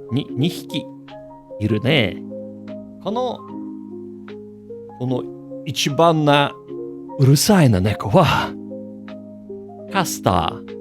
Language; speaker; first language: Japanese; non-native, learner; English